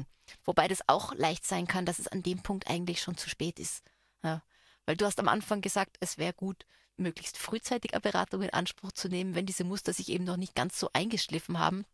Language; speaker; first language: German; native; German